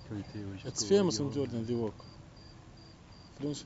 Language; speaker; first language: English; non-native, learner; Arabic